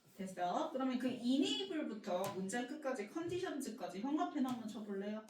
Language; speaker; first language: Korean; native; Korean